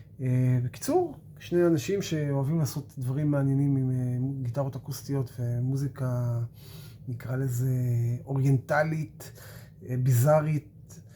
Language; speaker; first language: Hebrew; native; Hebrew